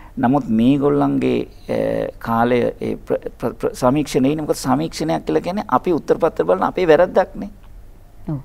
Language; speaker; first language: Sinhala; native; Sinhala